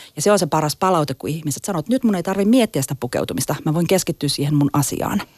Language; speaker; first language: Finnish; native; Finnish